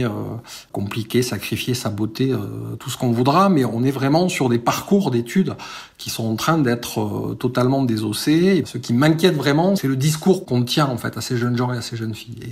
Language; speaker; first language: French; native; French